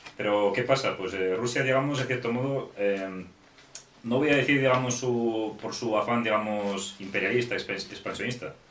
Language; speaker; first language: Spanish; non-native, fluent; Ukrainian